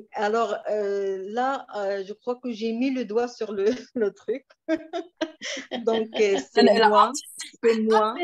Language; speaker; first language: French; non-native, local second language; Arabic